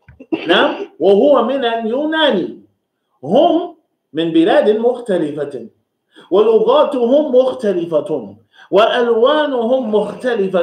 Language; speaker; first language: Arabic; non-native, fluent; English